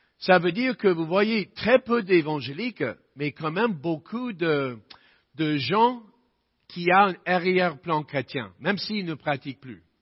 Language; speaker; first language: French; non-native, fluent; English